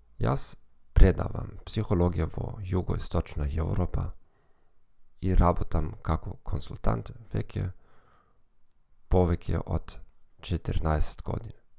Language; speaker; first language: Macedonian; non-native, learner; German